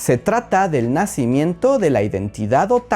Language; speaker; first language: Spanish; native; Spanish